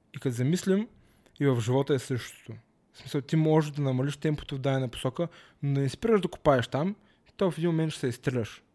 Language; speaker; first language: Bulgarian; native; Bulgarian